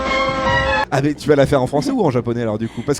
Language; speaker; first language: French; native; French